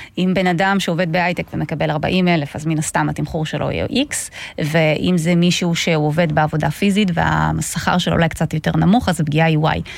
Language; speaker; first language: Hebrew; non-native, fluent; Russian